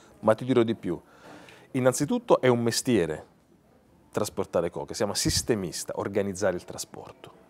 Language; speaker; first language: Italian; native; Italian